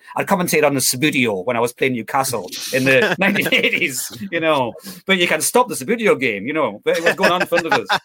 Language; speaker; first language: English; native; English